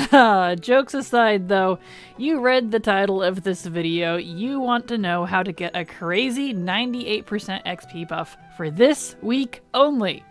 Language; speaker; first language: English; native; English